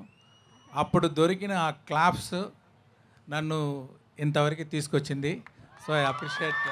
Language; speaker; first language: Telugu; non-native, fluent; Tamil